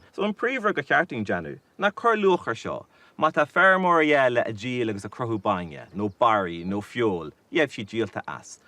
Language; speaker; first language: Irish; native; Irish